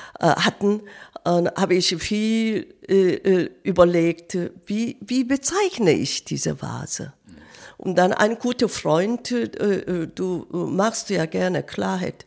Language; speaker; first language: German; non-native, learner; Korean